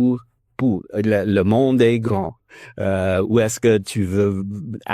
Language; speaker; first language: French; non-native, learner; English